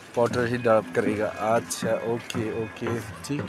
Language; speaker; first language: Hindi; non-native, local second language; Nepali